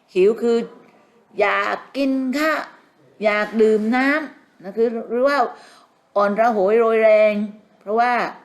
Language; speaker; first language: Thai; native; Thai